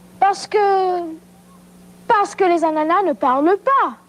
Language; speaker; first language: French; non-native, learner; Persian